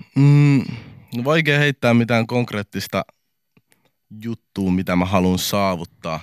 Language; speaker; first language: Finnish; native; Finnish